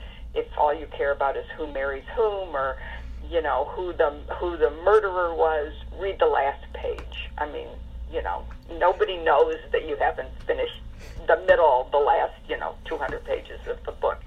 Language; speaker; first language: English; native; English